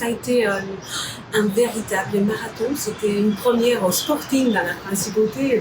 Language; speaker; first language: French; non-native, fluent; Romanian